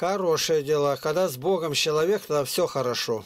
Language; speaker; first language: Russian; native; Russian